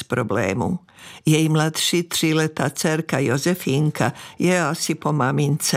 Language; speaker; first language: Czech; non-native, fluent; Serbian